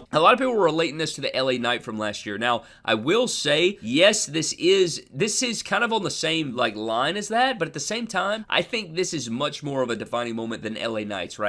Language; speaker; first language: English; native; English